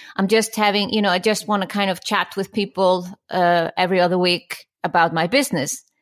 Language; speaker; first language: English; non-native, fluent; Icelandic